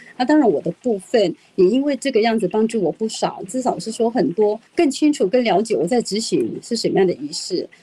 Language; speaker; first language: Chinese; non-native, local second language; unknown